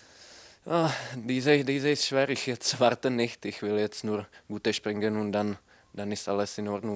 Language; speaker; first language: German; non-native, learner; Czech